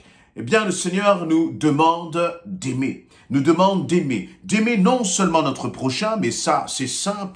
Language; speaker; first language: French; native; French